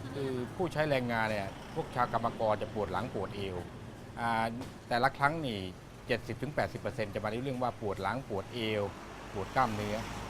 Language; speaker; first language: Thai; native; Thai